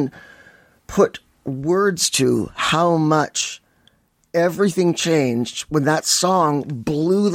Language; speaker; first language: English; native; English